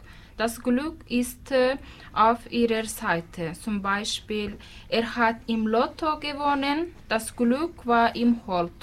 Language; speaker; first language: German; non-native, learner; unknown